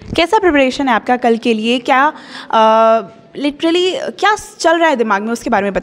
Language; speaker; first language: Hindi; native; Hindi